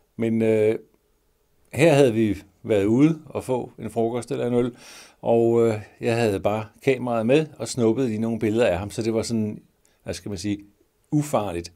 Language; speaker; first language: Danish; native; Danish